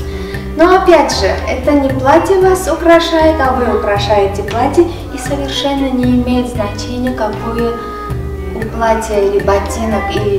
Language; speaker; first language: Russian; non-native, local second language; Armenian